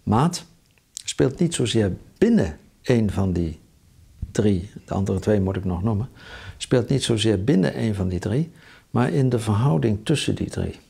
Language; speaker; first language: Dutch; native; Dutch